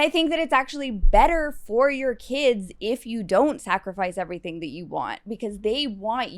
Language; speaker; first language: English; native; English